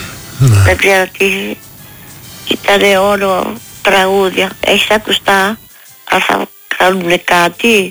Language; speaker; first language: Greek; native; Greek